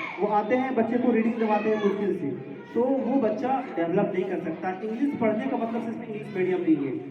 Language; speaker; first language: Hindi; native; Hindi